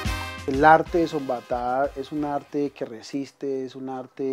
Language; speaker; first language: Spanish; native; Spanish